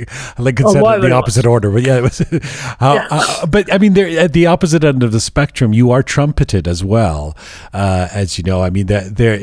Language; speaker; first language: English; native; English